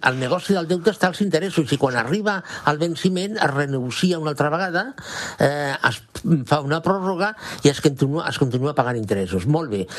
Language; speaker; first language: Catalan; non-native, local second language; Spanish